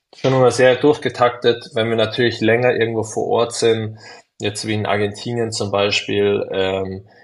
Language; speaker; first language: German; native; German